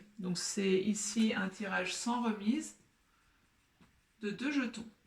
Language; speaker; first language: French; native; French